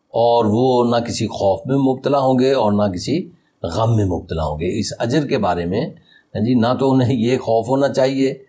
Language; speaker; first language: Urdu; native; Urdu